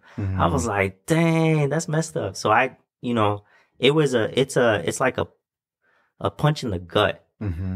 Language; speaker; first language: English; native; English